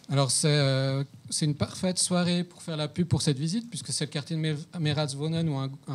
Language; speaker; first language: French; native; French